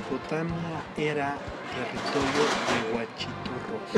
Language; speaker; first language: Spanish; native; Spanish